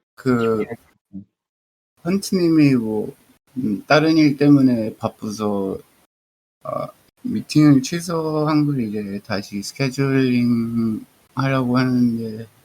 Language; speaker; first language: Korean; early bilingual, heritage; Korean